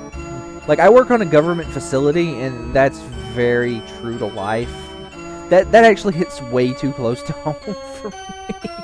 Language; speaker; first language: English; native; English